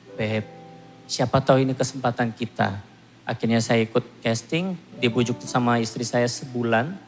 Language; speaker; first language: Indonesian; non-native, fluent; Korean